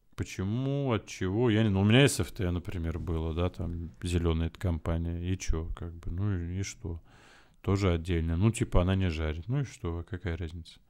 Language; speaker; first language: Russian; native; Russian